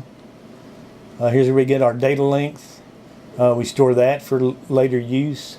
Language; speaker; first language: English; native; English